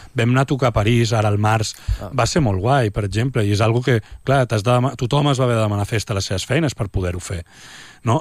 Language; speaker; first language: Catalan; native; Catalan